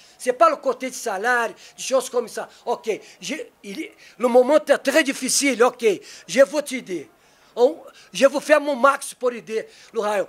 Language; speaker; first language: French; non-native, learner; Portuguese